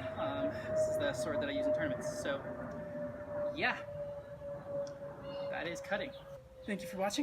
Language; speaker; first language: English; native; English